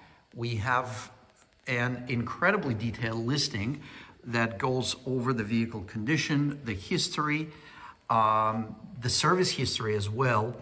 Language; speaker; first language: English; non-native, fluent; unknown